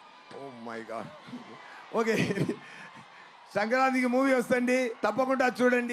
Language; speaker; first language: Telugu; non-native, local second language; Tamil